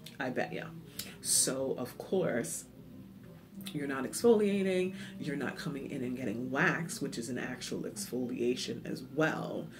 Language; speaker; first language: English; native; English